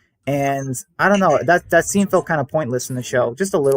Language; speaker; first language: English; native; English